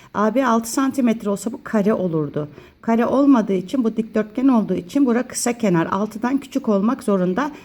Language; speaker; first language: Turkish; native; Turkish